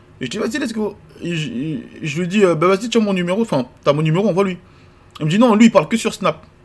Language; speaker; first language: French; native; French